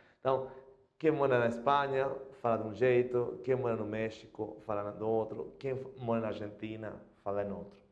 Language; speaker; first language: Portuguese; non-native, fluent; Spanish